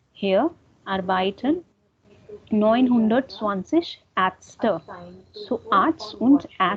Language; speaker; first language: German; non-native, learner; Hindi